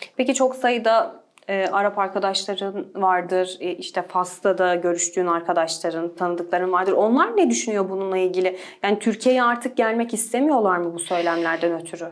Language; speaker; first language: Turkish; native; Turkish